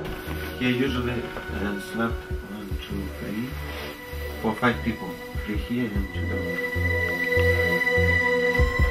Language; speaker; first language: English; non-native, learner; Russian